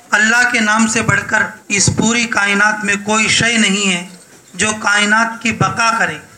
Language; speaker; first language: Urdu; native; Urdu